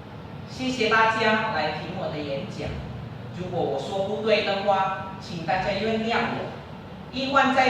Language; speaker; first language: Chinese; non-native, learner; Indonesian